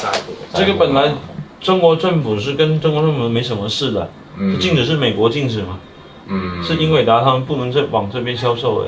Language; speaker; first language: Chinese; native; Chinese